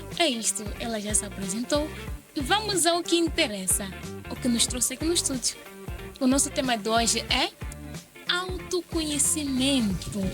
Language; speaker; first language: Portuguese; native; Portuguese